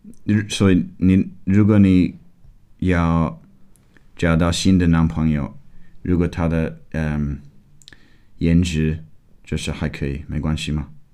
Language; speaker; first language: Chinese; non-native, fluent; English